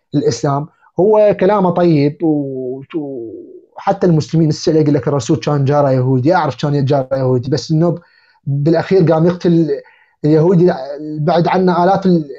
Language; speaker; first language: Arabic; native; Arabic